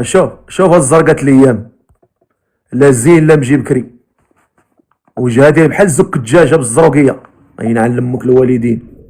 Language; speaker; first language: Arabic; native; Arabic